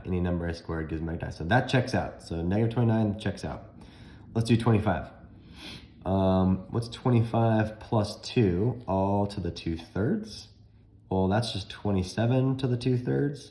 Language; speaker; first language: English; native; English